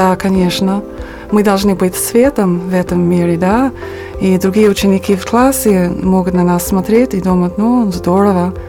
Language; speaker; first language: Russian; non-native, fluent; English